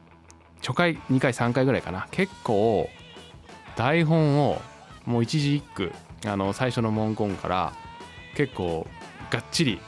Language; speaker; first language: Japanese; native; Japanese